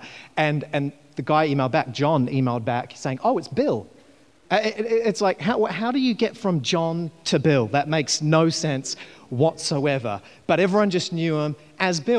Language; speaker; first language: English; native; English